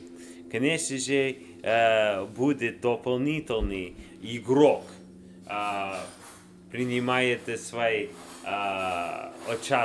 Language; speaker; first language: Russian; non-native, learner; English